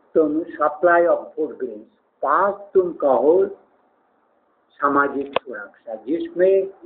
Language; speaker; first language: Hindi; native; Hindi